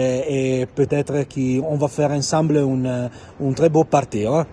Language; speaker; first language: French; non-native, learner; Italian